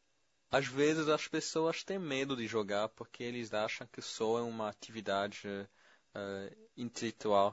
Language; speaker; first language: Portuguese; non-native, fluent; French